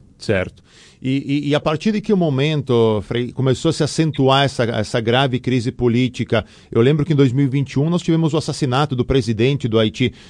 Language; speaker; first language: Portuguese; native; Portuguese